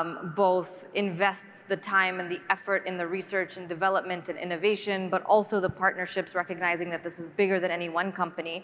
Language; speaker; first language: English; native; English